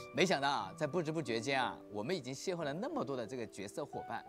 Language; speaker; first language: Chinese; native; Chinese